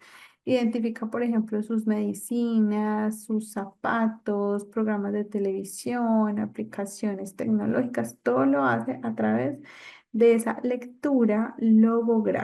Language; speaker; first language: Spanish; native; Spanish